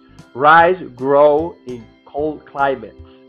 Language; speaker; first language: English; non-native, fluent; Spanish